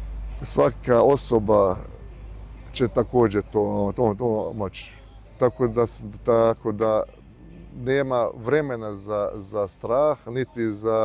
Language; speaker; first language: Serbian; early bilingual, heritage; Bosnian